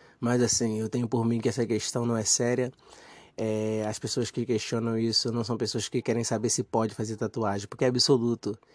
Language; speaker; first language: Portuguese; native; Portuguese